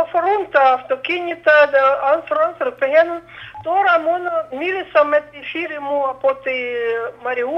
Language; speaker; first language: Greek; non-native, fluent; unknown